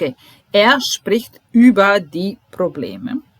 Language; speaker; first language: German; non-native, fluent; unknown